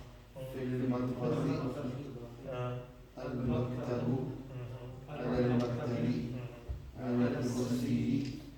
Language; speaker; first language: Arabic; non-native, learner; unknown